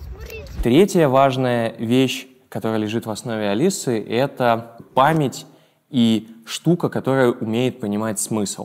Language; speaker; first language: Russian; native; Russian